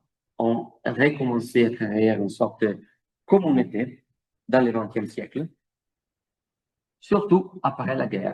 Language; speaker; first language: French; non-native, fluent; Italian